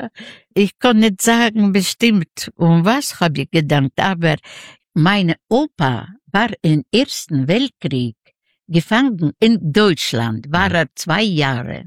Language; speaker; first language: German; non-native, learner; Ukrainian